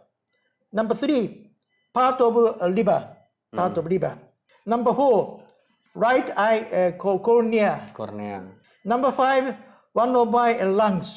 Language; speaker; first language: English; non-native, learner; Japanese